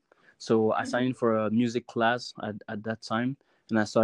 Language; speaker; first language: English; non-native, local second language; French